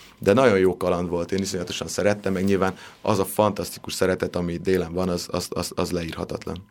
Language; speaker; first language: Hungarian; native; Hungarian